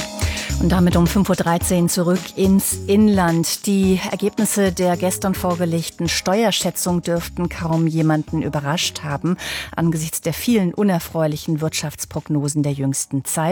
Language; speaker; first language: German; native; German